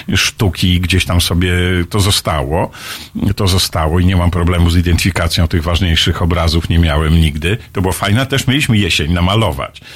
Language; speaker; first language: Polish; native; Polish